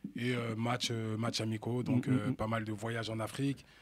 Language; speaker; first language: French; native; French